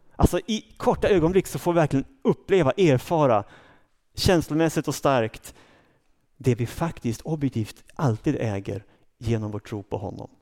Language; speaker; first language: Swedish; native; Swedish